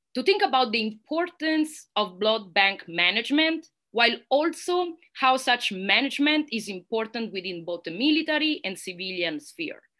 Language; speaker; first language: English; non-native, fluent; Italian